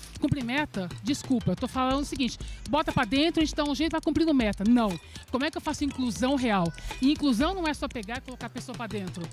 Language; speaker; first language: Portuguese; early bilingual, other home language; Serbian